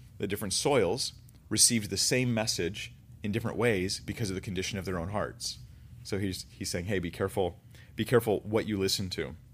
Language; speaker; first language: English; native; English